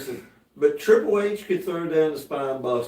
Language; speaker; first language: English; native; English